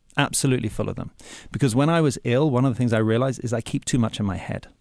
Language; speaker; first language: English; native; English